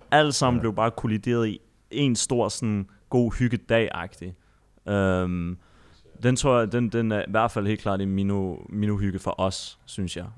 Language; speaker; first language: Danish; early bilingual, other home language; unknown